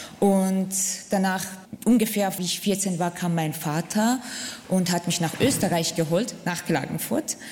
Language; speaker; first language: German; non-native, fluent; Central Kurdish